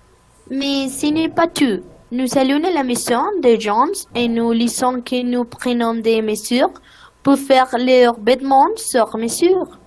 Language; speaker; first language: French; non-native, learner; Spanish